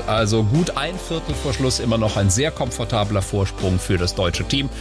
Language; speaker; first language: German; native; German